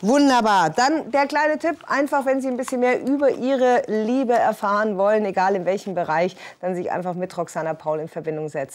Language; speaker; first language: German; native; German